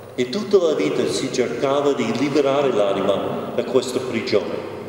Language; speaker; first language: Italian; non-native, fluent; English